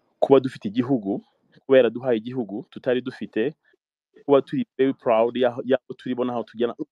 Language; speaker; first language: Kinyarwanda; early bilingual, heritage; Kinyarwanda